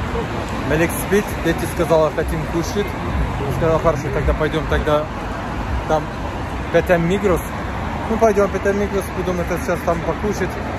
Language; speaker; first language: Russian; non-native, learner; Turkish